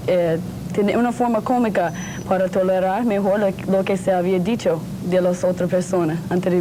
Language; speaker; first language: Spanish; non-native, learner; English